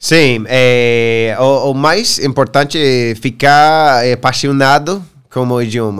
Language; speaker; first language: Portuguese; non-native, learner; English